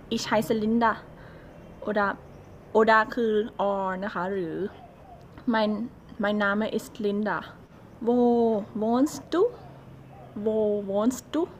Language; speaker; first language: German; non-native, learner; Thai